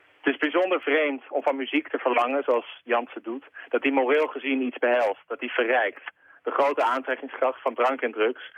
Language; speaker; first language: Dutch; native; Dutch